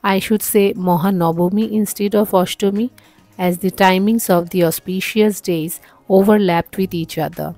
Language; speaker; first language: English; non-native, local second language; Bangla